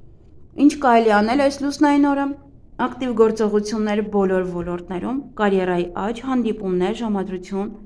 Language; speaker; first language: Armenian; native; Armenian